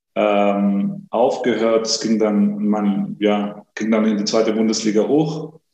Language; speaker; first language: German; early bilingual, other home language; Greek